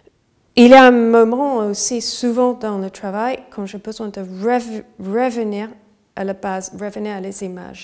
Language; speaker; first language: French; non-native, fluent; English